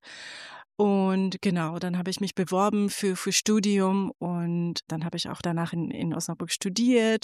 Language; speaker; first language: German; non-native, fluent; Persian